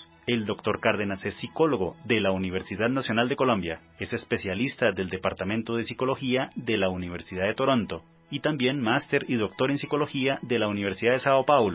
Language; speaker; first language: Spanish; native; Spanish